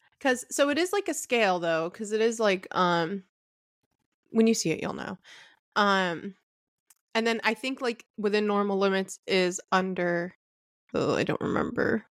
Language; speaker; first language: English; early bilingual, other home language; Arabic